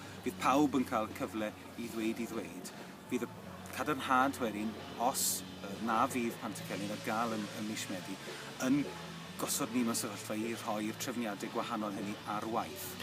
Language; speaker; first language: Welsh; native; Welsh